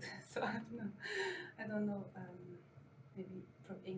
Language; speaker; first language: English; non-native, learner; Chinese